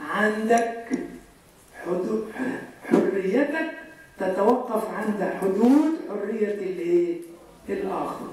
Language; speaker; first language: Arabic; native; Arabic